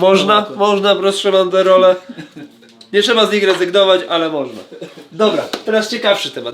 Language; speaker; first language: Polish; native; Polish